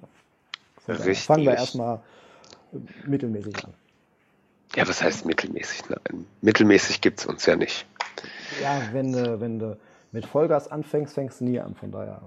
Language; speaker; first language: German; native; German